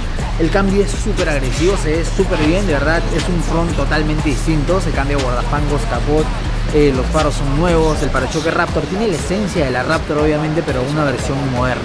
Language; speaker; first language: Spanish; native; Spanish